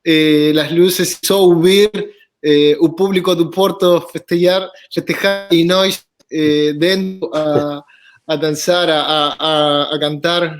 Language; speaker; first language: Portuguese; non-native, fluent; Spanish